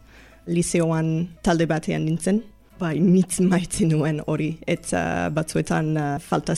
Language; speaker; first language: Basque; non-native, learner; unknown